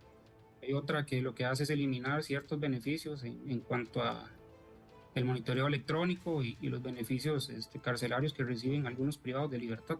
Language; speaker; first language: Spanish; native; Spanish